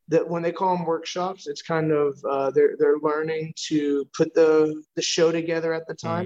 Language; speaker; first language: English; native; English